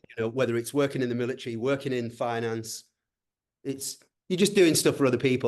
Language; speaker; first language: English; native; English